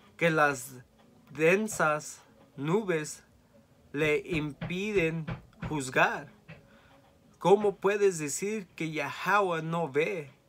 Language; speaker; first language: Spanish; early bilingual, heritage; Spanish